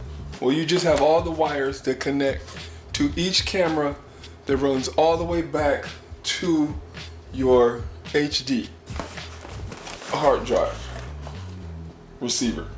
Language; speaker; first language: English; native; English